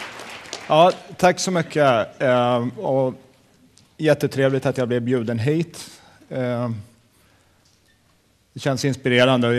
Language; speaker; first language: Swedish; native; Swedish